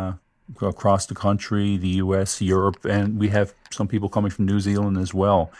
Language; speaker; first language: English; native; English